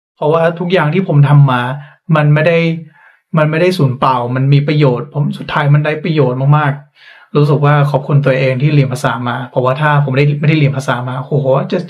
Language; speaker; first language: Thai; non-native, fluent; English